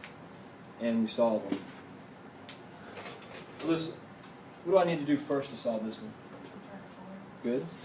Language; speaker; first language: English; native; English